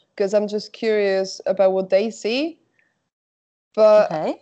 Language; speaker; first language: English; non-native, fluent; Slovak